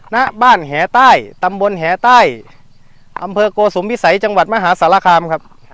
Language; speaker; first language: Thai; native; Thai